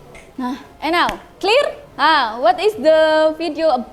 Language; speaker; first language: English; non-native, learner; Indonesian